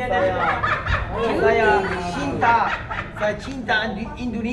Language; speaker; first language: Indonesian; non-native, learner; Arabic